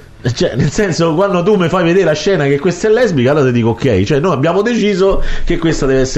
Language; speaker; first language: Italian; native; Italian